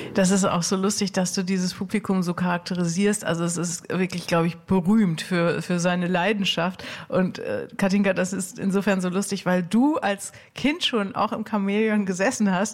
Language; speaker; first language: German; native; German